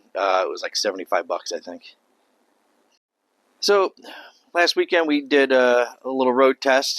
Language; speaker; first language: English; native; English